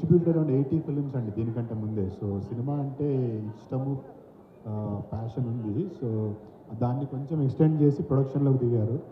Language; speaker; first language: Telugu; native; Telugu